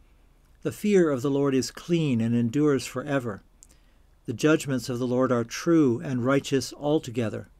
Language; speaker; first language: English; native; English